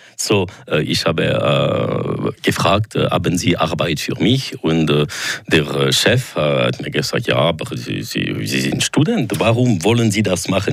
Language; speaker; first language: German; non-native, local second language; French